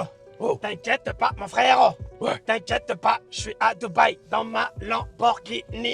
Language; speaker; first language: French; native; French